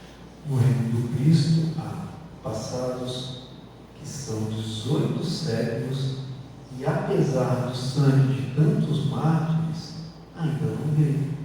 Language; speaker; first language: Portuguese; native; Portuguese